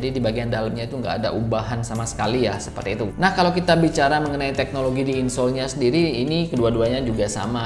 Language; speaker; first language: Indonesian; native; Indonesian